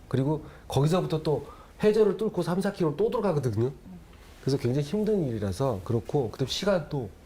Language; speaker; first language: Korean; native; Korean